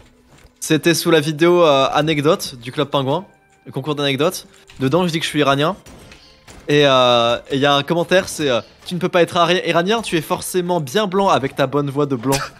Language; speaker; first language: French; native; French